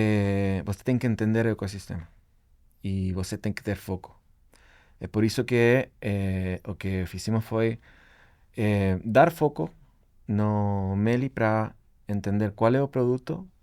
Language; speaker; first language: Portuguese; non-native, fluent; Spanish